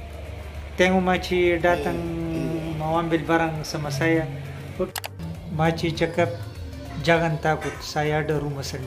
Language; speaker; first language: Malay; non-native, fluent; Urdu